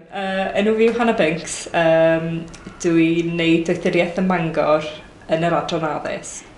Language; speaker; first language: Welsh; native; Welsh